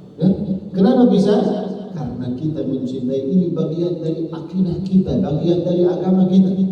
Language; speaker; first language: Indonesian; non-native, learner; Arabic